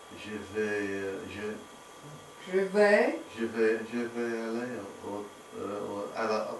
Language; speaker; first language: French; non-native, learner; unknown